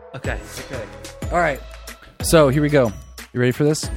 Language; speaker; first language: English; native; English